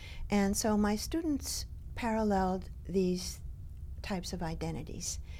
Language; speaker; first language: English; early bilingual, other home language; Spanish